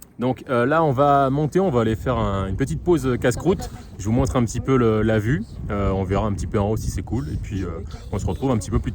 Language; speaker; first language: French; native; French